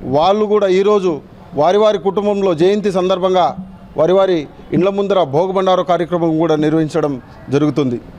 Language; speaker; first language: Telugu; non-native, local second language; Lambadi